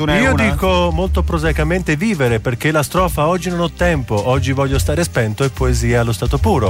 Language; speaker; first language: Italian; native; Italian